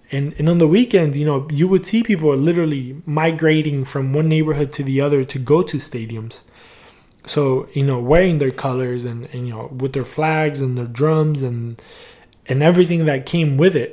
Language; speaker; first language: English; early bilingual, other home language; Spanish